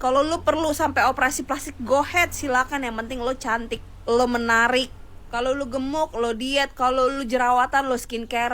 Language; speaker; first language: Indonesian; native; Indonesian